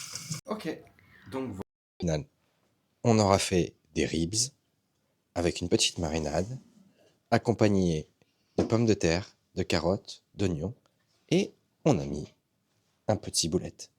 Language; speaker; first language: French; native; French